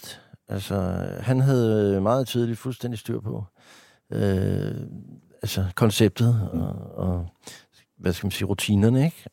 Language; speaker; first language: Danish; native; Danish